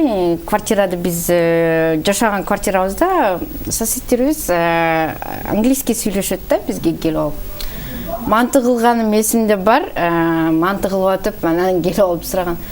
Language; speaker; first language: Kyrgyz; early bilingual, heritage; Kyrgyz